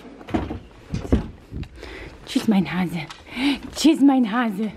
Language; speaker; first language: German; native; German